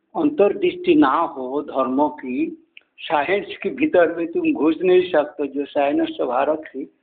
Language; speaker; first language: Hindi; non-native, local second language; Bangla